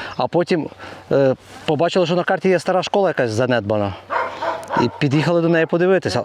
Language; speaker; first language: Ukrainian; native; Ukrainian